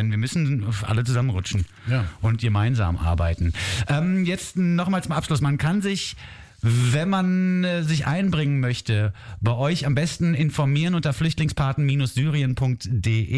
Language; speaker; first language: German; native; German